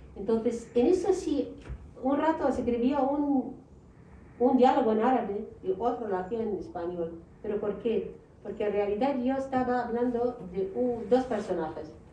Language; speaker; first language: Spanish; non-native, fluent; Arabic